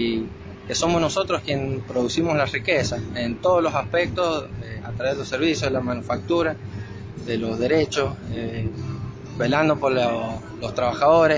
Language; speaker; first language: Spanish; native; Spanish